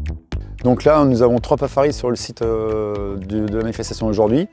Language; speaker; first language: French; native; French